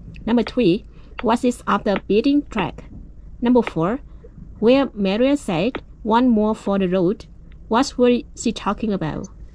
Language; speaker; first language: English; non-native, learner; Vietnamese